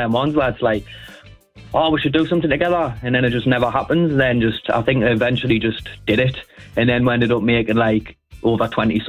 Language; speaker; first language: English; native; English